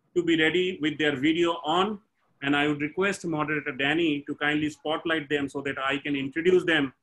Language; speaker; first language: English; non-native, local second language; Bangla